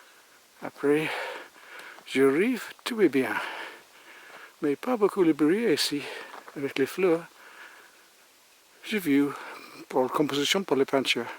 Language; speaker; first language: French; non-native, learner; English